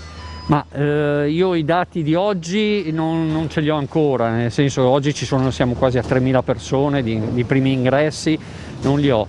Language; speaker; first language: Italian; native; Italian